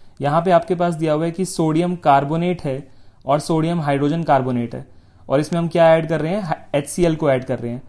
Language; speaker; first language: Hindi; native; Hindi